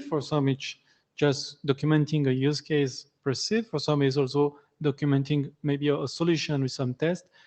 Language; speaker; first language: English; non-native, fluent; French